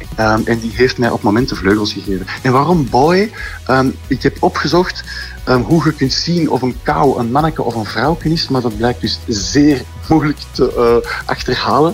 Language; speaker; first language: Dutch; native; Dutch